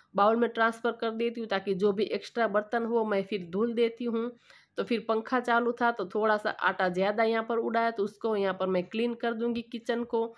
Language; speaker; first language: Hindi; non-native, local second language; Gujarati